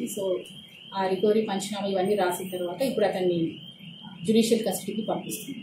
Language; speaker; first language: Telugu; native; Telugu